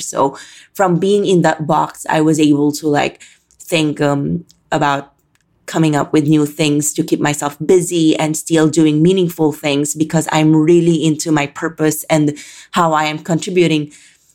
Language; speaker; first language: English; non-native, local second language; Filipino